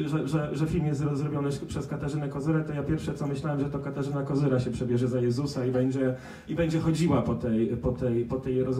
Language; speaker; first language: Polish; native; Polish